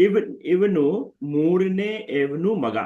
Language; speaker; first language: Kannada; non-native, learner; Hindi